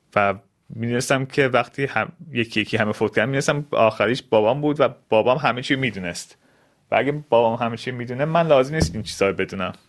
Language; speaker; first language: Persian; early bilingual, heritage; Persian